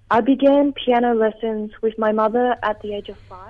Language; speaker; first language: English; early bilingual, other home language; Vietnamese